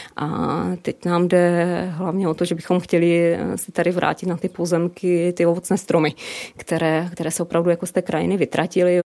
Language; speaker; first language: Czech; native; Czech